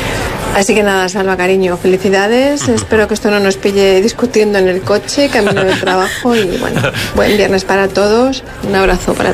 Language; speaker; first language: Spanish; native; Spanish